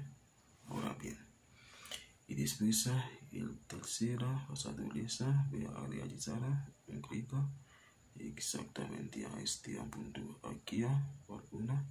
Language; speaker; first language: Spanish; non-native, learner; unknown